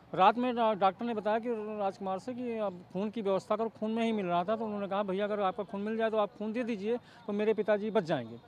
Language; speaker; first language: Hindi; native; Hindi